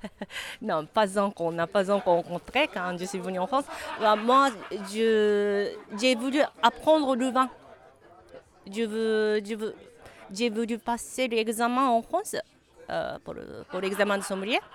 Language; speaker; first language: French; non-native, learner; Japanese